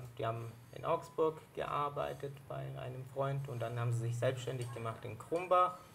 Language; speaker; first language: German; early bilingual, other home language; Greek